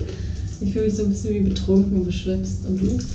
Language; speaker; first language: German; native; German